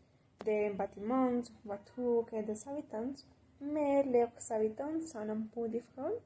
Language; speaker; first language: French; non-native, learner; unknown